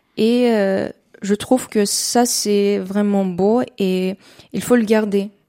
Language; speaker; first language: French; non-native, fluent; Uzbek